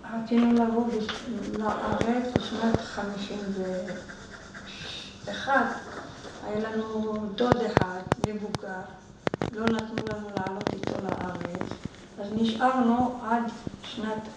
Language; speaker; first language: Hebrew; non-native, fluent; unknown